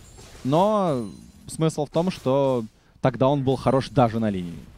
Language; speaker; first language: Russian; native; Russian